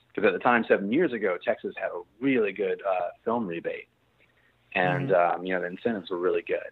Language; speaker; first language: English; native; English